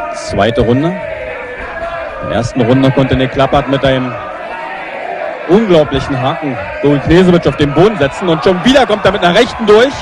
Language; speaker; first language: German; native; German